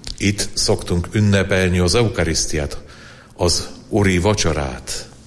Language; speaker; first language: Hungarian; non-native, fluent; Polish